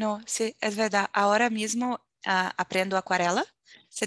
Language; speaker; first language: Spanish; non-native, fluent; Portuguese